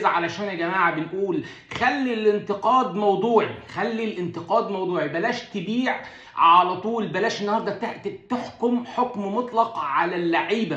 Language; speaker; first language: Arabic; native; Arabic